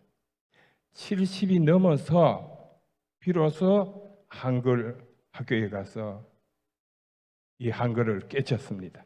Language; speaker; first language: Korean; native; Korean